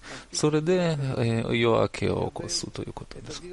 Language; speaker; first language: Japanese; non-native, learner; Hebrew